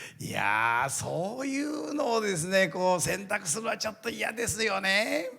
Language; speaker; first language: Japanese; native; Japanese